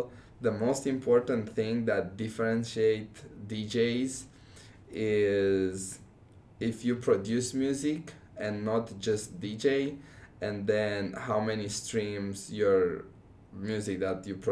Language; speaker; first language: English; non-native, fluent; Romanian